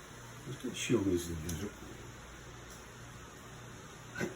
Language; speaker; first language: Japanese; non-native, learner; English